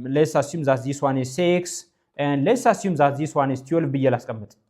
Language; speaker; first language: English; non-native, local second language; Amharic